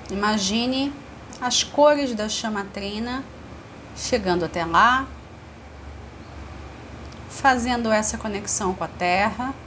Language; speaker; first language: Portuguese; native; Portuguese